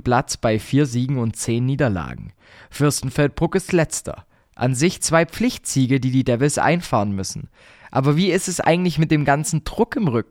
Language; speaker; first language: German; native; German